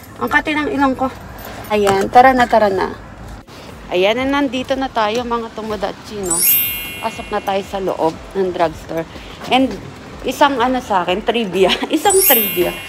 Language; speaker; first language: Filipino; native; Filipino